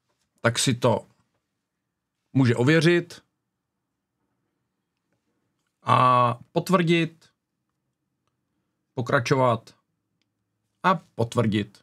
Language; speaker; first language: Czech; native; Czech